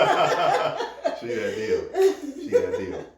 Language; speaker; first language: English; native; English